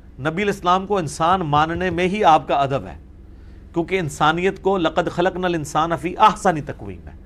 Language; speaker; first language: Urdu; non-native, local second language; Punjabi